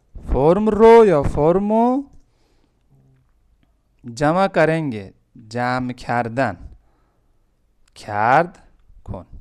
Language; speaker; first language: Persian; non-native, fluent; Urdu